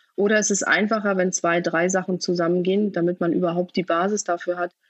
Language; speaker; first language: German; native; German